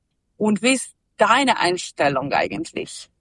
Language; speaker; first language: German; non-native, learner; Serbian